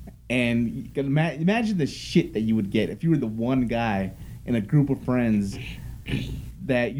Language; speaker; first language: English; native; English